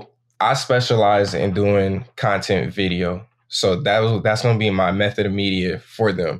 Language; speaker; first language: English; native; English